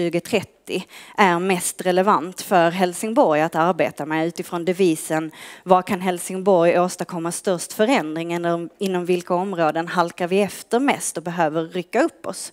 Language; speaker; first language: Swedish; native; Swedish